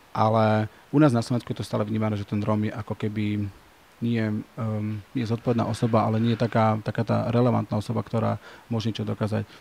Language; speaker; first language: Slovak; native; Slovak